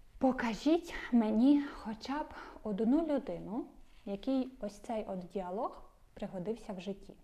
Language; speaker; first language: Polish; non-native, fluent; Ukrainian